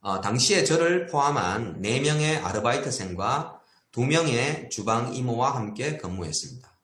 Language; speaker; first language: Korean; native; Korean